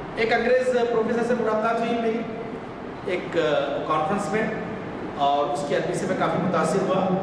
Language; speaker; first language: Urdu; native; Urdu